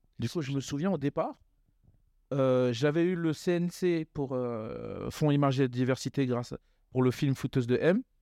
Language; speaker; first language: French; native; French